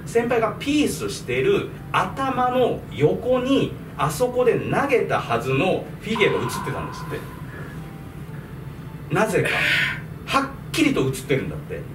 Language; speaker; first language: Japanese; native; Japanese